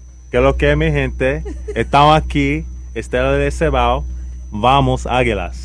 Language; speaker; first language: Spanish; non-native, learner; English